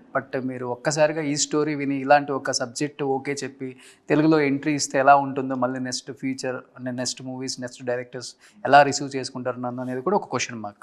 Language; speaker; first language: Telugu; native; Telugu